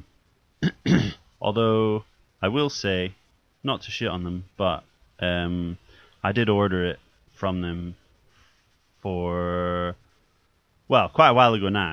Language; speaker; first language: English; native; English